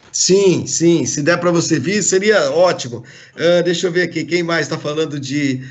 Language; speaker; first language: Portuguese; native; Portuguese